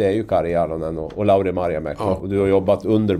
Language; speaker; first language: Swedish; native; Swedish